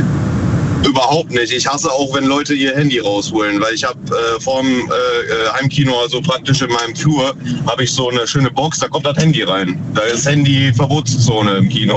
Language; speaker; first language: German; native; German